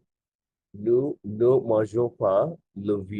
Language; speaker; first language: French; non-native, learner; Bangla